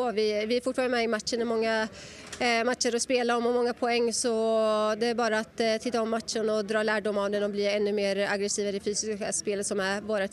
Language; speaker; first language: Swedish; native; Swedish